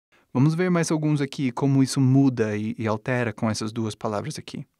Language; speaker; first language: Portuguese; non-native, fluent; English